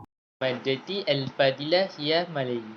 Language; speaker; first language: Arabic; non-native, learner; Malay